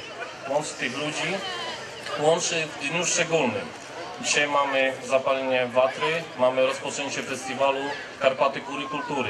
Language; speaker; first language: Polish; native; Polish